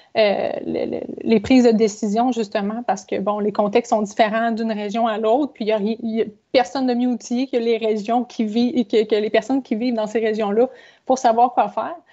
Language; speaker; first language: French; native; French